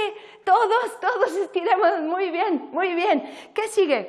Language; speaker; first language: Spanish; native; Spanish